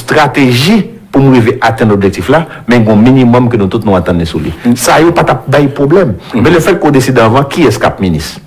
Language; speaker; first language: French; non-native, local second language; Haitian Creole